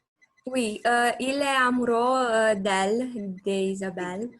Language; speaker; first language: French; non-native, learner; Romanian